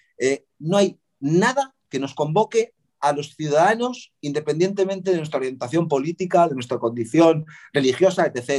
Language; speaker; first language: Spanish; native; Spanish